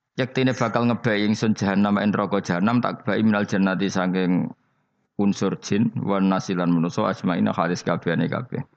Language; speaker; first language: Indonesian; non-native, local second language; Javanese